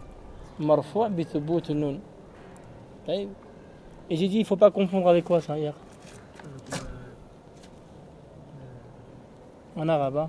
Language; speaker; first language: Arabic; non-native, fluent; French